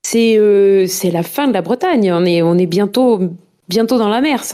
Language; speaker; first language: French; native; French